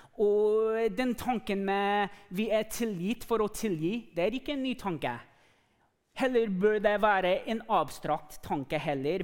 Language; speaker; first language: Norwegian; non-native, fluent; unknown